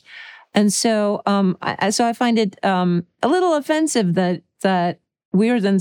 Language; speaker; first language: English; early bilingual, other home language; Czech